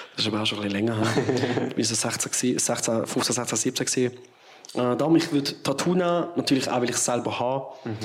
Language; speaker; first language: German; native; German